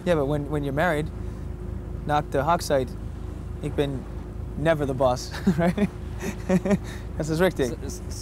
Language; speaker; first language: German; non-native, learner; English